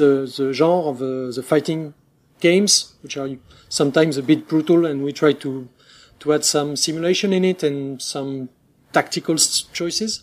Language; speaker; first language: English; non-native, fluent; French